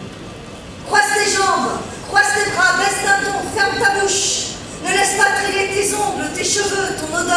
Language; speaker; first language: French; native; French